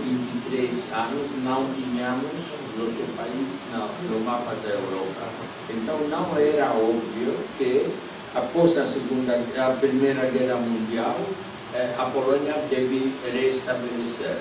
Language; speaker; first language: Portuguese; non-native, fluent; Polish